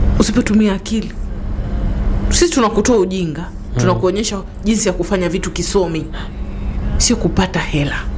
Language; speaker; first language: Swahili; native; Swahili